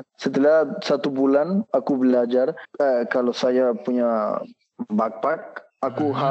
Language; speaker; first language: Indonesian; non-native, learner; Spanish